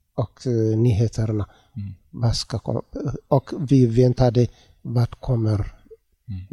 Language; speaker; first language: Swedish; non-native, learner; Tigrinya